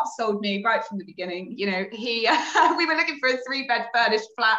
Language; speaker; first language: English; native; English